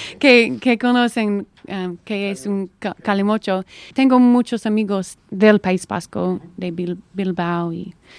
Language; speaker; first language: Spanish; non-native, learner; English